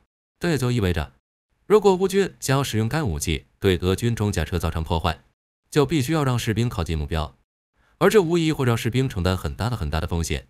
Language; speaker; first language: Chinese; native; Chinese